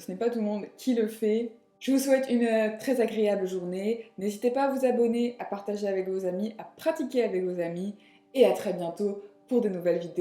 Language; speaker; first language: French; native; French